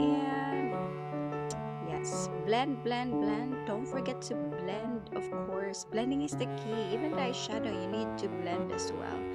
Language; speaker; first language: English; non-native, local second language; Filipino